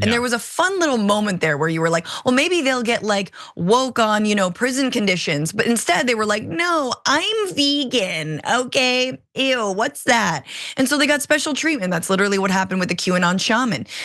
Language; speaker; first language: English; native; English